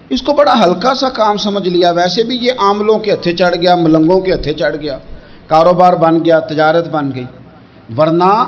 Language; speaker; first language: Urdu; non-native, local second language; Punjabi